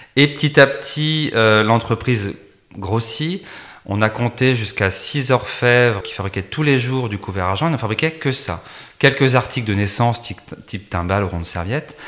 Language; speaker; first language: French; native; French